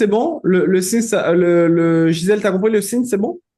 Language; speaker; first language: French; native; French